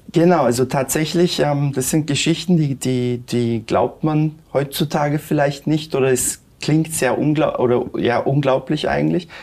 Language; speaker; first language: German; early bilingual, other home language; Turkish